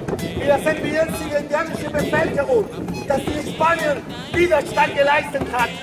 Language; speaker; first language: German; non-native, learner; Spanish